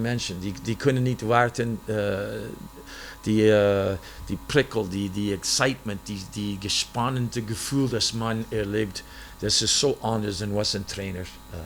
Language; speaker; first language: German; non-native, fluent; English